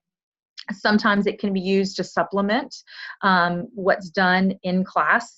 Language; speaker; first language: English; native; English